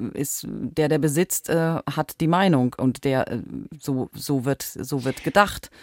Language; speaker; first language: German; native; German